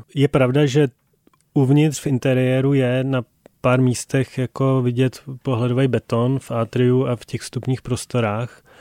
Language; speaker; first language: Czech; native; Czech